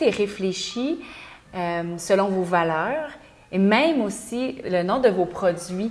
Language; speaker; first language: French; native; French